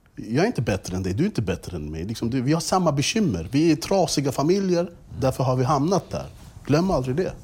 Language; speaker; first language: Swedish; early bilingual, other home language; English